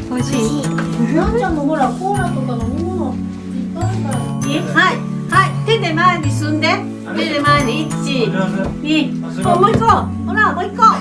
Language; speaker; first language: Japanese; native; Japanese